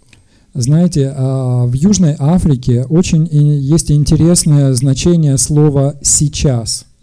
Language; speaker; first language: Russian; native; Russian